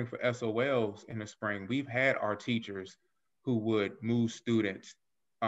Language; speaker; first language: English; native; English